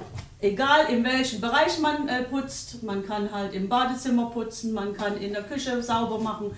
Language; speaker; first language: German; native; German